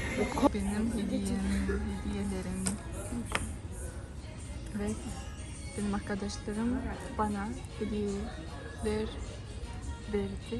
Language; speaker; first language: Turkish; non-native, learner; Mongolian